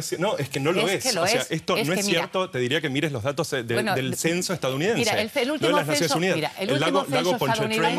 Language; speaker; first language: Spanish; native; Spanish